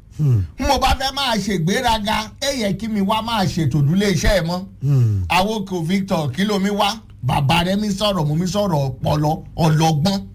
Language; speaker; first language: Yoruba; non-native, local second language; Hausa